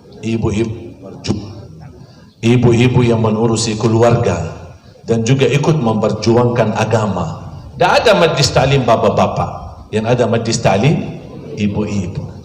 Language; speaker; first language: Indonesian; non-native, fluent; Arabic